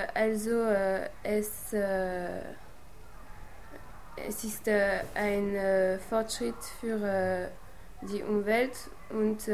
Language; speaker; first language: German; non-native, learner; French